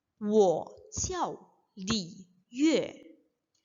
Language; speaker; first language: Chinese; non-native, fluent; Indonesian